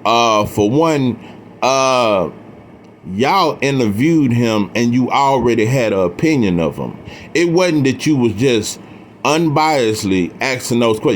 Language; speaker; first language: English; native; English